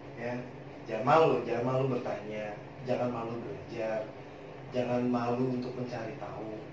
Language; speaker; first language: Indonesian; native; Indonesian